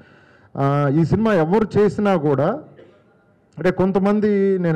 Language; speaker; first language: Telugu; native; Telugu